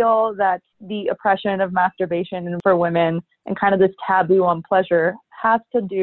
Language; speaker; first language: English; native; English